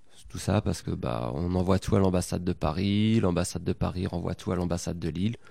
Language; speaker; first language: French; native; French